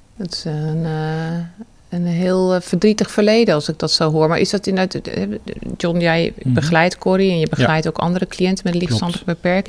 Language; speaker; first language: Dutch; native; Dutch